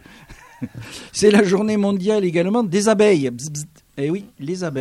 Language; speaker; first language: French; native; French